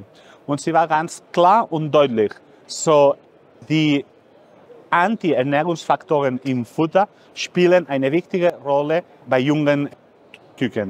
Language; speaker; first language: German; non-native, fluent; Spanish